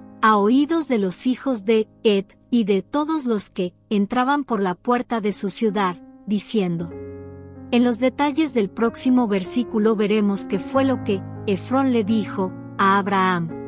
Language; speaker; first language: Spanish; native; Spanish